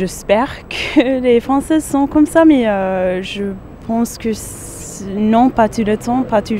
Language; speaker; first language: French; non-native, fluent; English